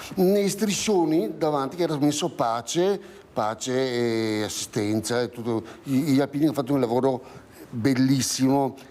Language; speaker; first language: Italian; native; Italian